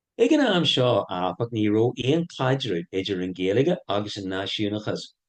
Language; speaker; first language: Irish; non-native, local second language; English